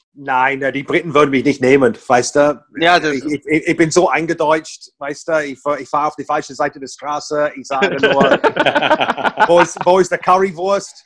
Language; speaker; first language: German; non-native, fluent; English